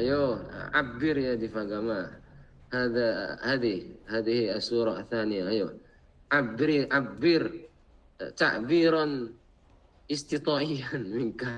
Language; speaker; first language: Arabic; non-native, fluent; Indonesian